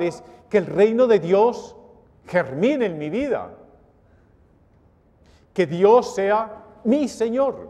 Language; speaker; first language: Spanish; native; Spanish